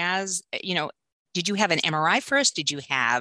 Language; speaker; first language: English; native; English